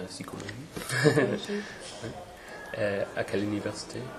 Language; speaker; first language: French; non-native, fluent; English